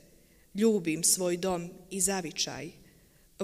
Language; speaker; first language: Bosnian; native; Bosnian